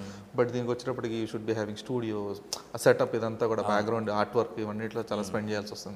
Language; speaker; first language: Telugu; native; Telugu